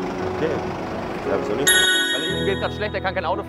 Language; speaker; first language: German; native; German